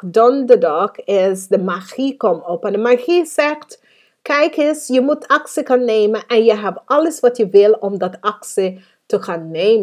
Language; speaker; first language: Dutch; non-native, fluent; English